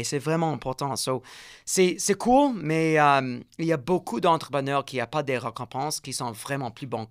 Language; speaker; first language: French; non-native, learner; English